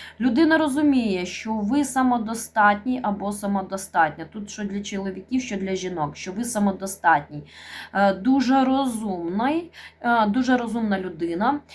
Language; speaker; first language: Ukrainian; non-native, local second language; Russian